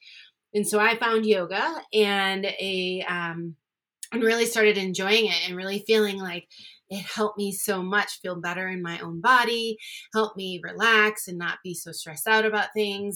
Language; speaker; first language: English; native; English